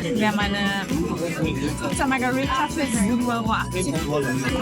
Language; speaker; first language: German; native; German